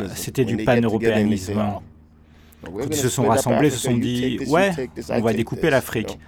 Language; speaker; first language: French; non-native, fluent; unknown